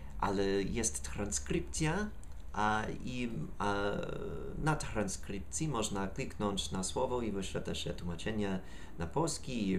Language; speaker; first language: Polish; non-native, learner; English